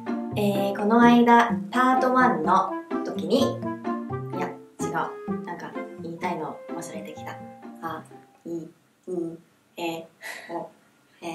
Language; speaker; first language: Japanese; non-native, fluent; Chinese